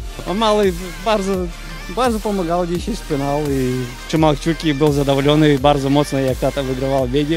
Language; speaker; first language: Polish; non-native, learner; Russian